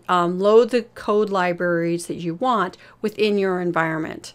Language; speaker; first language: English; native; English